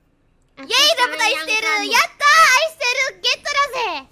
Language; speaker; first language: Japanese; non-native, fluent; English